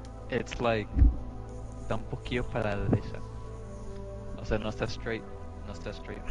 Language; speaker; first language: Spanish; early bilingual, other home language; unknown